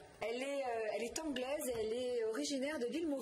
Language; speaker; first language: French; native; French